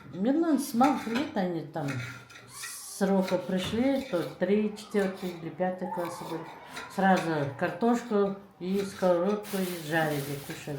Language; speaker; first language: Russian; non-native, local second language; Kyrgyz